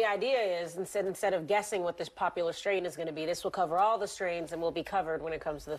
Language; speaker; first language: English; native; English